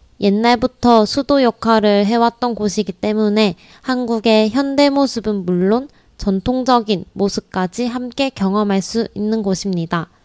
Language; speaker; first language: Korean; native; Korean